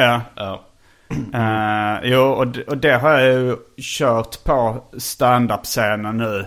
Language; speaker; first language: Swedish; native; Swedish